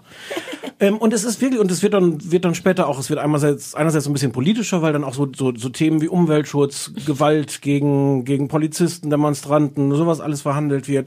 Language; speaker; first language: German; native; German